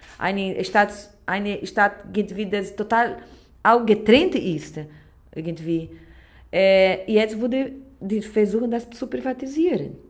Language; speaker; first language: German; non-native, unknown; Portuguese